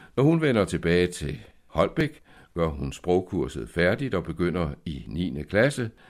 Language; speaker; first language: Danish; native; Danish